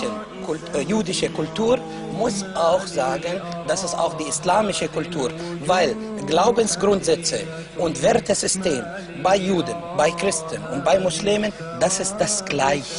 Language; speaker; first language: German; non-native, fluent; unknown